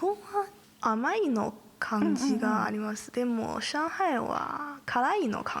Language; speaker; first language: Japanese; non-native, learner; Chinese